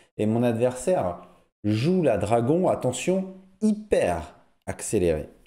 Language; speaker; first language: French; native; French